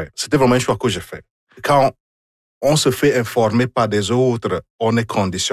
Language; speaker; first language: French; non-native, fluent; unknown